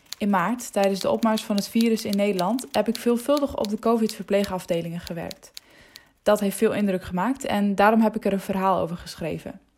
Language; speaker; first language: Dutch; non-native, local second language; Western Frisian